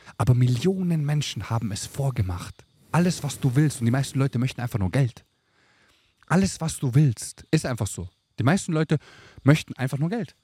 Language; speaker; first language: German; early bilingual, other home language; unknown